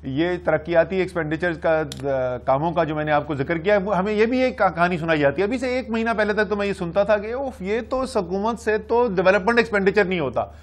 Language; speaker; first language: Urdu; native; Urdu